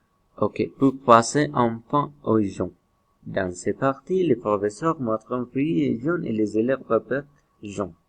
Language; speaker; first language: French; non-native, learner; Spanish